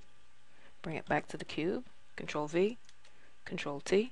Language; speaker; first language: English; native; English